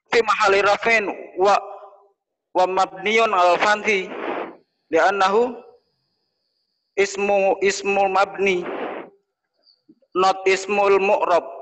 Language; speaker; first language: Arabic; non-native, learner; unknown